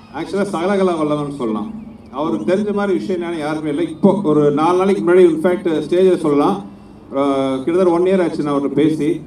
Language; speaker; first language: Tamil; native; Tamil